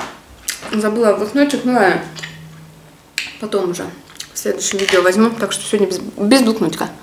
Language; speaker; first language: Russian; native; Russian